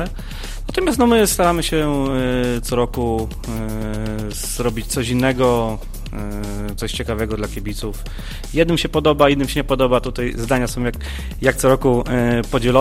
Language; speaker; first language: Polish; native; Polish